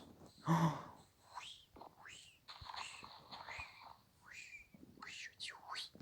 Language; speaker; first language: French; native; French